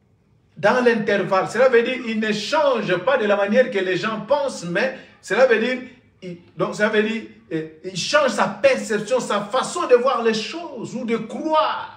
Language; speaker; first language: French; non-native, local second language; Lingala